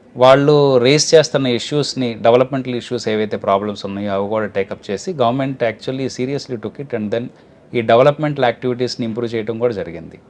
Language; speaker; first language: Telugu; native; Telugu